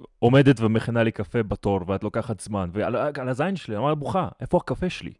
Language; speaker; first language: Hebrew; native; Hebrew